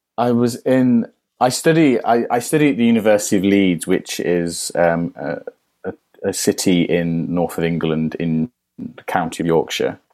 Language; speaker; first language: English; native; English